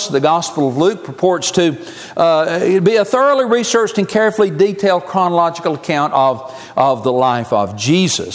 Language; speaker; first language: English; native; English